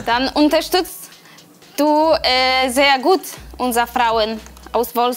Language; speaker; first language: German; non-native, fluent; Czech